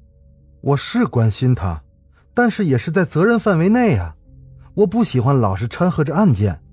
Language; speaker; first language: Chinese; native; Chinese